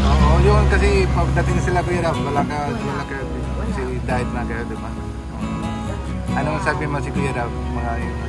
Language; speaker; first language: Filipino; non-native, local second language; Bikol